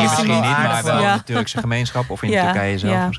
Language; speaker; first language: Dutch; native; Dutch